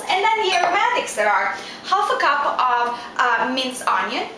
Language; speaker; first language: English; non-native, fluent; Italian